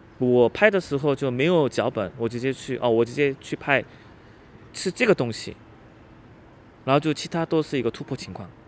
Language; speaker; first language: Chinese; non-native, fluent; Korean